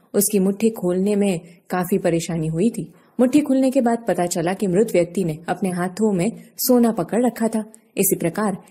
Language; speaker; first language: Hindi; non-native, local second language; Gujarati